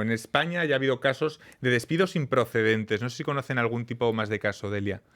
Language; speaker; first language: Spanish; native; Spanish